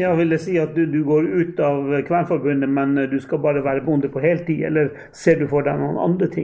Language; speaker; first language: Norwegian; native; Norwegian